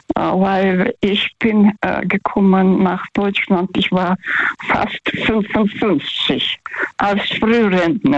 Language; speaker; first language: German; early bilingual, other home language; Russian